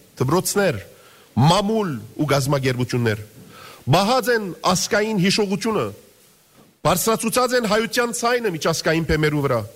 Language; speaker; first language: Armenian; native; Armenian